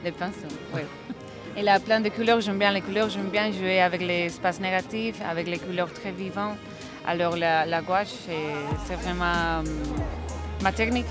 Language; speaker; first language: French; non-native, learner; Spanish